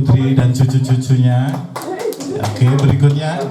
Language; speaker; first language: Indonesian; native; Indonesian